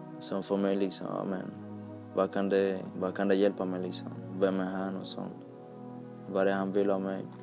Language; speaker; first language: Swedish; early bilingual, other home language; Spanish